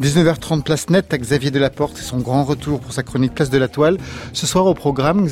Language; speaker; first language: French; native; French